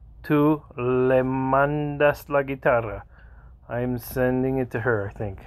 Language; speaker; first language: English; native; English